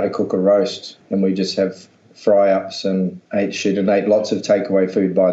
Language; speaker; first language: English; native; English